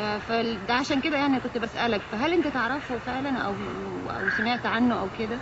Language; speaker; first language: Arabic; native; Arabic